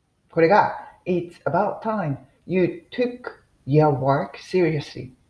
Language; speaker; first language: English; non-native, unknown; Japanese